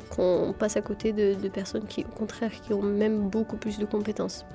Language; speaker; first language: French; early bilingual, other home language; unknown